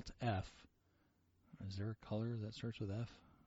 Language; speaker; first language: English; early bilingual, other home language; Portuguese